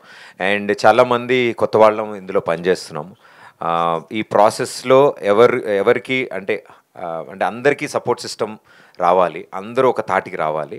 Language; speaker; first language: Telugu; native; Telugu